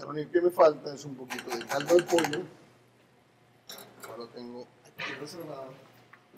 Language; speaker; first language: Spanish; native; Spanish